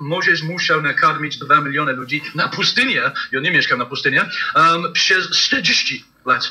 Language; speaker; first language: Polish; non-native, learner; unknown